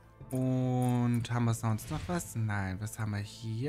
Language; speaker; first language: German; native; German